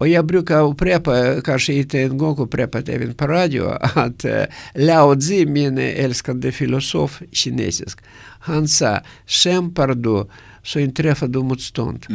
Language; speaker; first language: Swedish; non-native, learner; Russian